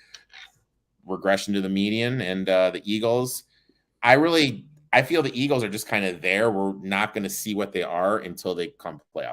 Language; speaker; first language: English; native; English